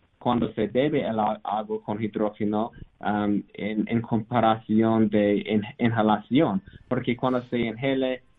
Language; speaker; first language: Spanish; non-native, learner; English